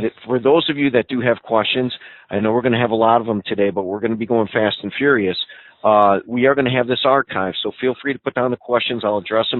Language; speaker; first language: English; native; English